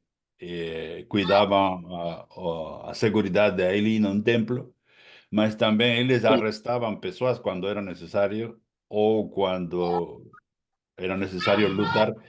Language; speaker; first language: Portuguese; non-native, fluent; Spanish